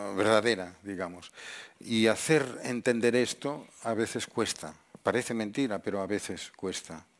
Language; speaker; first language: Spanish; non-native, local second language; Catalan